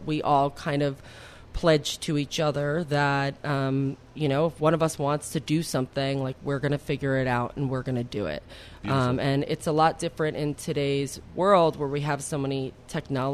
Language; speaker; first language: English; native; English